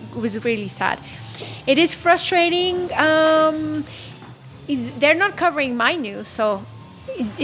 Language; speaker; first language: English; non-native, fluent; Spanish